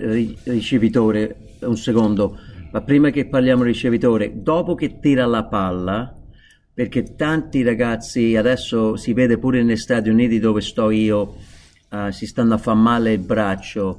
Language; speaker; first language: Italian; non-native, fluent; English